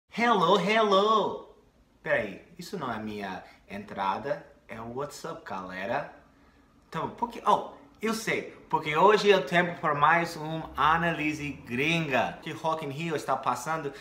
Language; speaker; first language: Portuguese; non-native, fluent; English